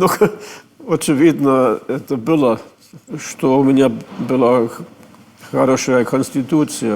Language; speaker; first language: Russian; non-native, fluent; German